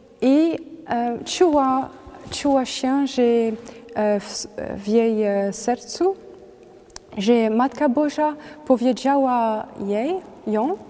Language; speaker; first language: Polish; non-native, learner; French